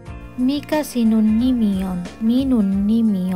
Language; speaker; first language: Finnish; non-native, learner; Bangla